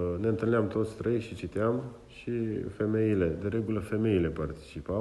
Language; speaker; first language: Romanian; non-native, local second language; Crimean Tatar